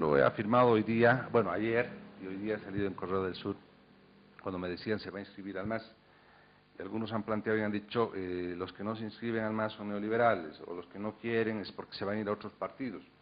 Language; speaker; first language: Spanish; native; Spanish